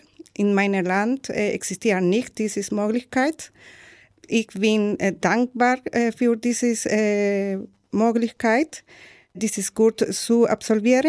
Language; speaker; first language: German; non-native, learner; Spanish